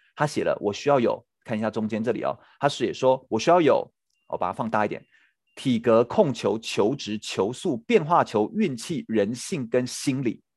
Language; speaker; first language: Chinese; native; Chinese